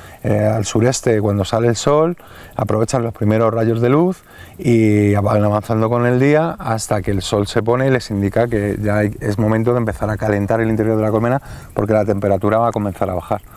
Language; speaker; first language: Spanish; native; Spanish